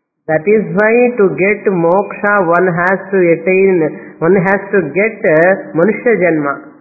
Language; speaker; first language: English; non-native, local second language; Tamil